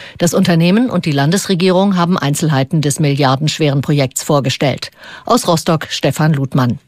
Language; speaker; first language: German; native; German